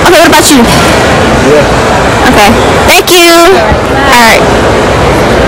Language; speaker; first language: English; native; English